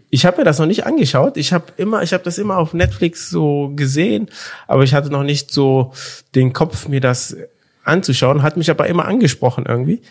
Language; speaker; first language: German; early bilingual, other home language; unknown